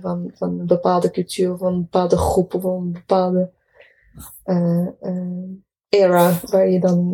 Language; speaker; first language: Dutch; non-native, fluent; Arabic